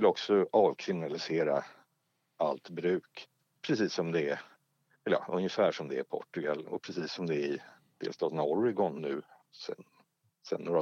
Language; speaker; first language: Swedish; native; Swedish